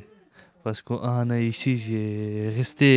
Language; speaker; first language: French; non-native, learner; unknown